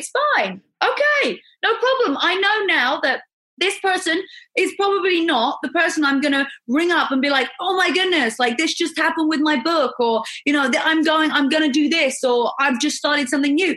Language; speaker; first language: English; native; English